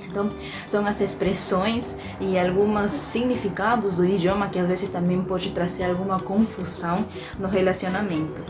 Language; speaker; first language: Portuguese; non-native, fluent; Spanish